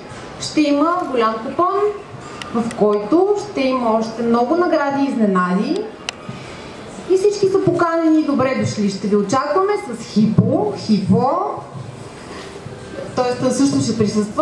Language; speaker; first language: Bulgarian; native; Bulgarian